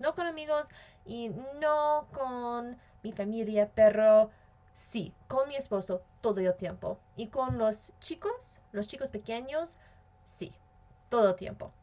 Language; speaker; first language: Spanish; non-native, fluent; English